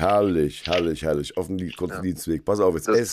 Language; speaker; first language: German; native; German